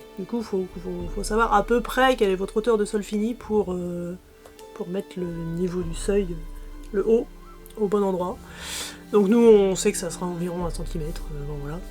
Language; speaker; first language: French; native; French